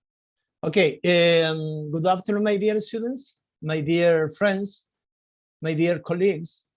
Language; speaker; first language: English; non-native, fluent; Spanish